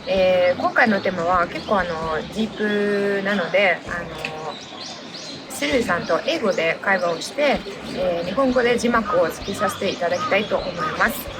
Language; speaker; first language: Japanese; non-native, fluent; Russian